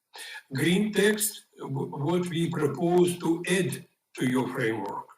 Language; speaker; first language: English; non-native, fluent; Ukrainian